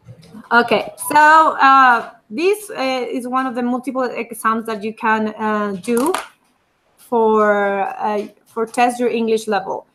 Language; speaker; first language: English; non-native, fluent; Spanish